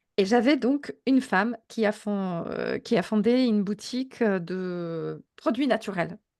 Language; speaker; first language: French; non-native, fluent; Polish